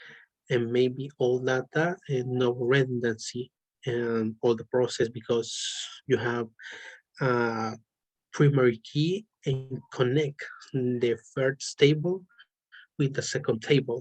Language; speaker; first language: English; non-native, learner; Spanish